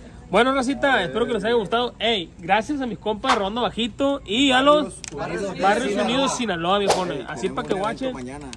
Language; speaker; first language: Spanish; native; Spanish